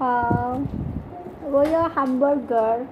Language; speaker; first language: Chinese; non-native, fluent; Indonesian